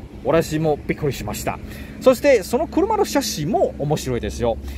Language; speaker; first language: Japanese; non-native, learner; Chinese